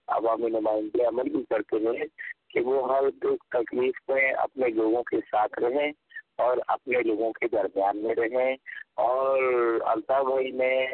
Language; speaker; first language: Urdu; non-native, local second language; Punjabi